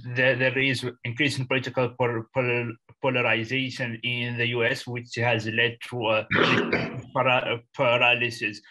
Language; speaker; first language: English; non-native, fluent; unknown